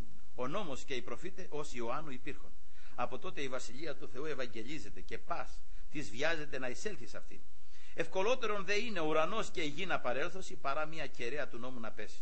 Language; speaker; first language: Greek; native; Greek